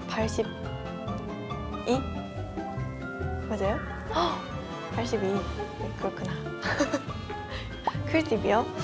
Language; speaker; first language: Korean; non-native, fluent; Japanese